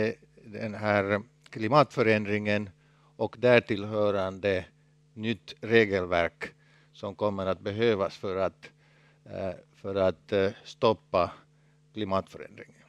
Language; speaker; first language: Swedish; non-native, local second language; Finnish